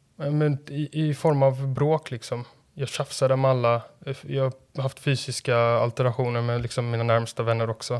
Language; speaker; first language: Swedish; native; Swedish